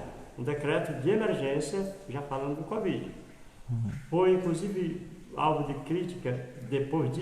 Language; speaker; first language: Portuguese; native; Portuguese